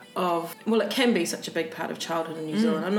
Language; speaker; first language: English; native; English